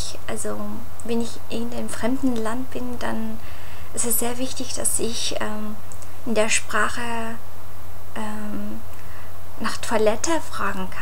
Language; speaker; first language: German; non-native, fluent; Mongolian